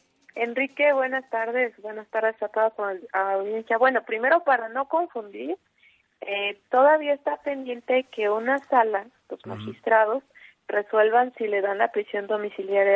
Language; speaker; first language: Spanish; native; Spanish